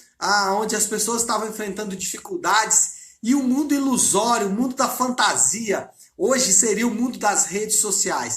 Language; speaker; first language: Portuguese; native; Portuguese